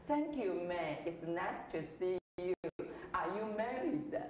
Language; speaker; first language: English; non-native, fluent; Chinese